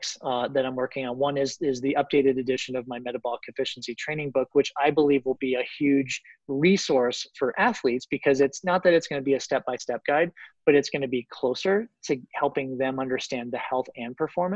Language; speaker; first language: English; native; English